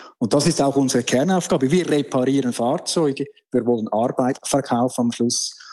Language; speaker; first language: German; native; German